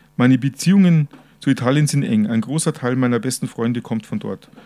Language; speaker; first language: German; native; German